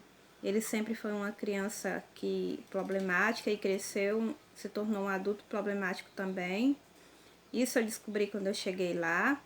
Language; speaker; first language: Portuguese; native; Portuguese